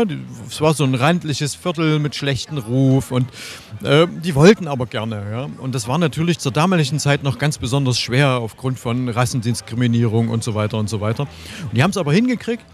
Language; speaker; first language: German; native; German